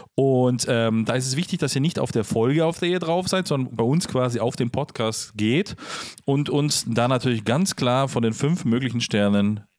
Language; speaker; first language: German; native; German